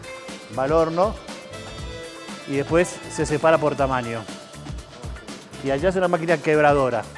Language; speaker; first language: Spanish; native; Spanish